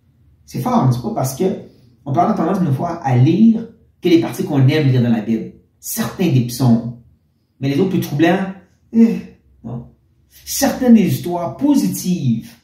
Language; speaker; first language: French; native; French